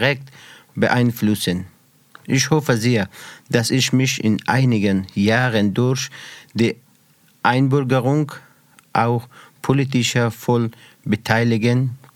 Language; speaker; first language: German; non-native, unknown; Persian